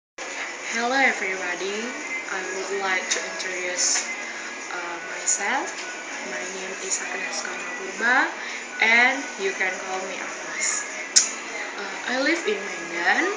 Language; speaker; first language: English; non-native, learner; Indonesian